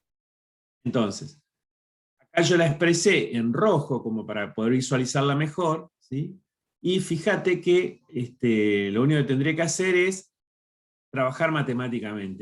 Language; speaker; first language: Spanish; native; Spanish